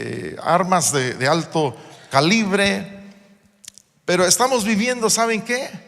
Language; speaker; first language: Spanish; non-native, local second language; English